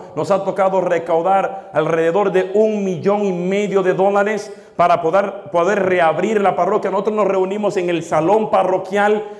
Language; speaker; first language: Spanish; native; Spanish